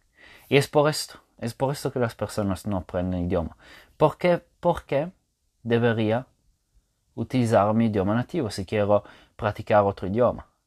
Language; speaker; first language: Spanish; non-native, fluent; Italian